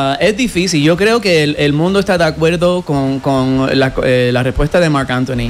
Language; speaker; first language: Spanish; non-native, fluent; English